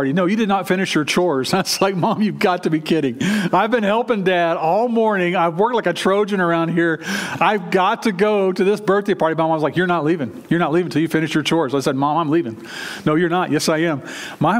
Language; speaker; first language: English; native; English